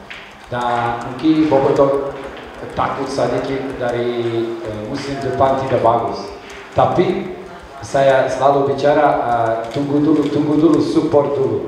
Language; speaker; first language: Indonesian; non-native, learner; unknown